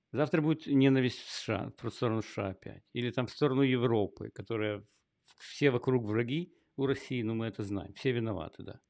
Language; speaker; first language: Russian; native; Russian